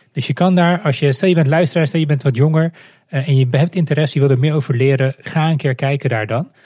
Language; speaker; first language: Dutch; non-native, fluent; Romanian